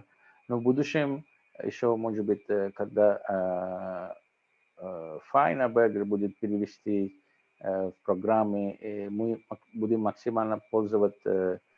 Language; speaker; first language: Russian; non-native, fluent; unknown